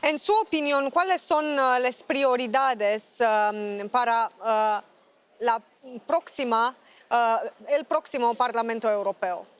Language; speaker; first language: Spanish; non-native, learner; Romanian